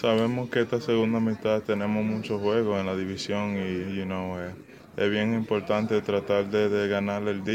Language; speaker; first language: Spanish; early bilingual, heritage; Spanish